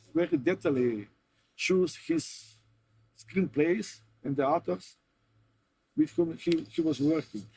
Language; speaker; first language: English; non-native, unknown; Macedonian